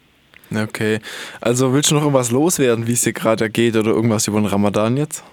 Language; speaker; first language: German; native; German